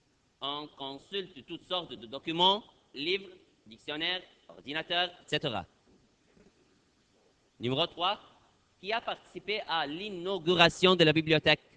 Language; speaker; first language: French; non-native, fluent; Arabic